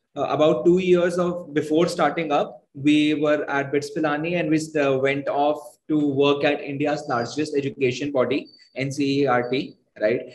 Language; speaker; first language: English; non-native, local second language; Hindi